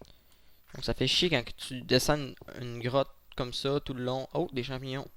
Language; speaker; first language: French; native; French